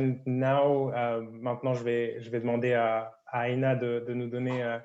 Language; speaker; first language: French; non-native, fluent; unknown